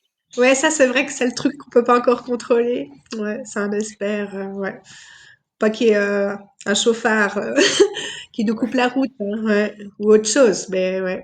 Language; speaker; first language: French; native; French